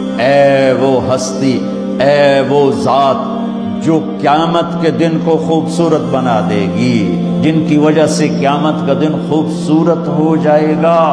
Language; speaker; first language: Urdu; non-native, local second language; Punjabi